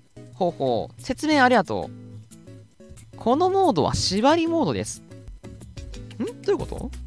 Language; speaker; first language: Japanese; native; Japanese